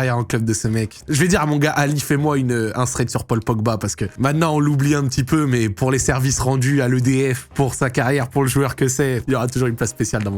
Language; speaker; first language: French; native; French